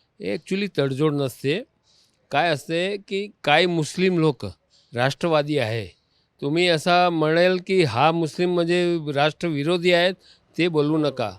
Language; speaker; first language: Marathi; non-native, local second language; Gujarati